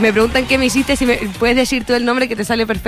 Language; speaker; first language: Spanish; native; Spanish